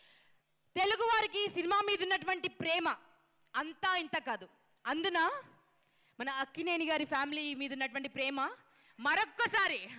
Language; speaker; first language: Telugu; native; Telugu